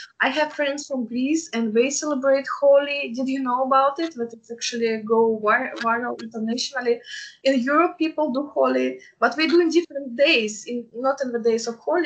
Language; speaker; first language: English; non-native, fluent; Russian